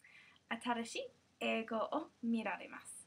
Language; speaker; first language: Japanese; non-native, learner; English